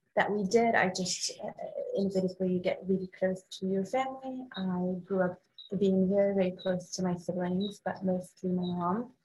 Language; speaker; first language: English; non-native, fluent; Arabic